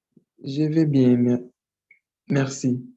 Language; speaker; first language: French; non-native, learner; Portuguese